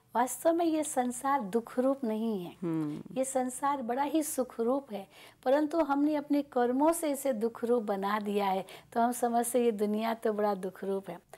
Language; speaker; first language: Hindi; native; Hindi